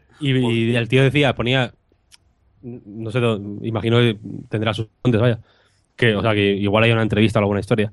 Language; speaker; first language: Spanish; native; Spanish